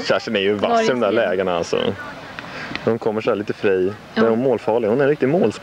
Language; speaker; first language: Swedish; native; Swedish